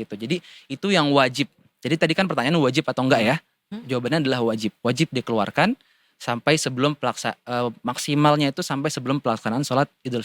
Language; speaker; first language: Indonesian; native; Indonesian